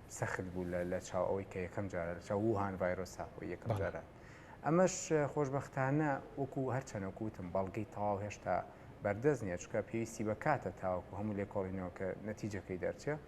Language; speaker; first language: Central Kurdish; non-native, local second language; Gurani